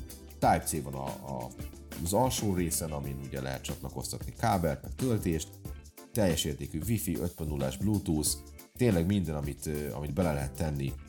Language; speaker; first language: Hungarian; native; Hungarian